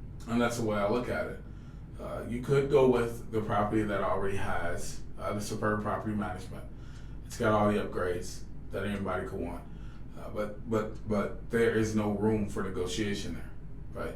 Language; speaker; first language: English; native; English